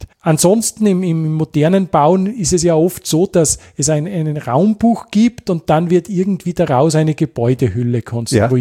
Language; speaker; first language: German; native; German